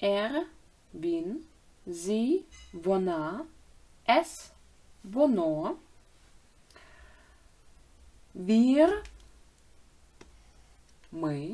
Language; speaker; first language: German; non-native, fluent; Ukrainian